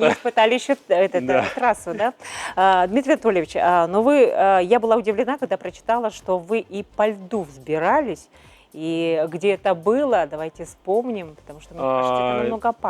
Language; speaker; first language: Russian; native; Russian